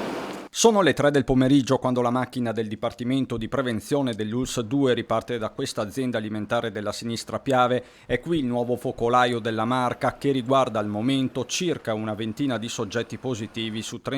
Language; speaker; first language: Italian; native; Italian